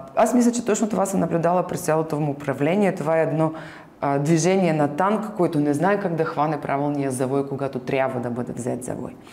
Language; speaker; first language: Bulgarian; non-native, fluent; Ukrainian